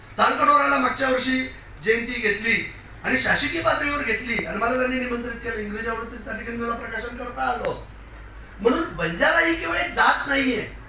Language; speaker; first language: Marathi; non-native, local second language; Lambadi